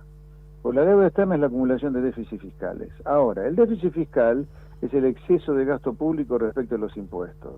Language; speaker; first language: Spanish; native; Spanish